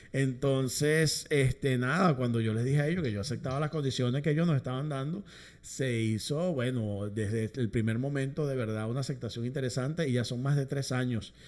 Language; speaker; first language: Spanish; native; Spanish